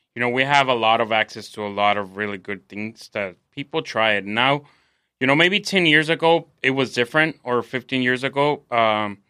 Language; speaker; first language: English; non-native, fluent; Spanish